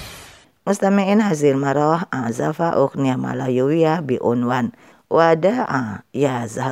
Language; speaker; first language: Arabic; non-native, fluent; Indonesian